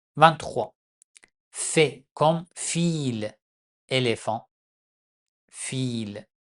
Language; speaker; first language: French; non-native, fluent; Persian